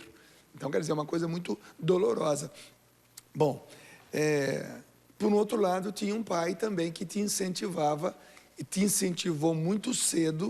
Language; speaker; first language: Portuguese; native; Portuguese